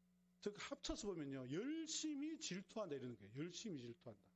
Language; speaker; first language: Korean; native; Korean